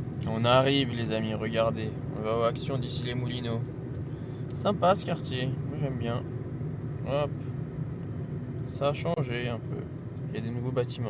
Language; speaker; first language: French; native; French